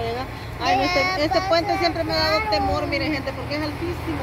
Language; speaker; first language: Spanish; native; Spanish